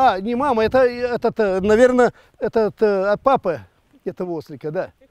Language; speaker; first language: Russian; non-native, local second language; Crimean Tatar